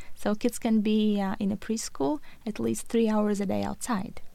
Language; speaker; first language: English; non-native, fluent; Latvian